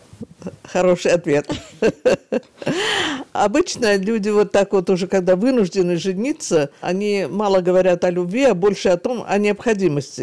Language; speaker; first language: Russian; native; Russian